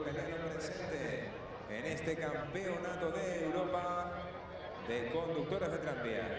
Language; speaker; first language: Spanish; native; Spanish